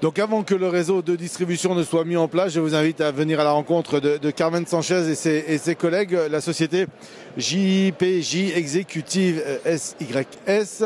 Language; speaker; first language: French; native; French